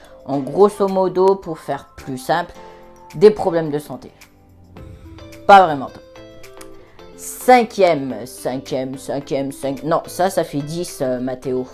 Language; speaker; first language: French; native; French